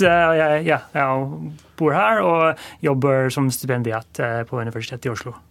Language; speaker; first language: Norwegian; non-native, fluent; English